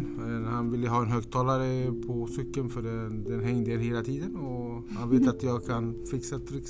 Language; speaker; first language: Swedish; non-native, fluent; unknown